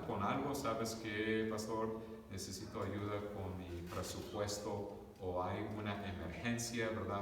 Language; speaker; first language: Spanish; early bilingual, other home language; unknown